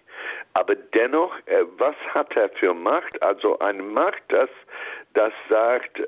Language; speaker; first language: German; non-native, fluent; English